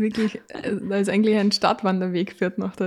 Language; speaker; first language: German; native; German